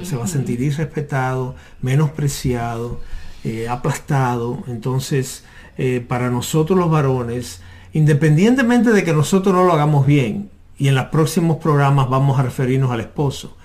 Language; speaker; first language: Spanish; native; Spanish